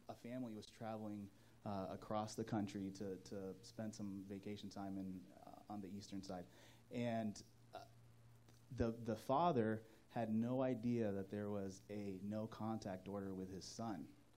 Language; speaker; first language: English; native; English